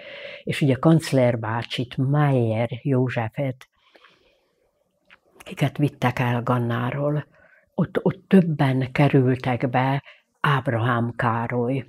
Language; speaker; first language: Hungarian; native; Hungarian